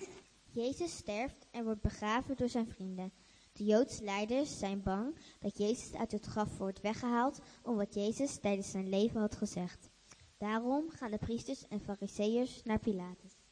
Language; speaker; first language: Dutch; native; Dutch